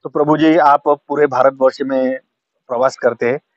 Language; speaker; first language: Hindi; non-native, local second language; Marathi